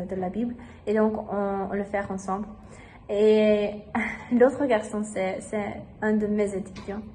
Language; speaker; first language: French; non-native, learner; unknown